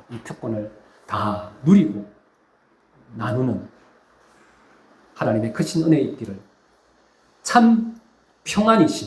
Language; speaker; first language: Korean; native; Korean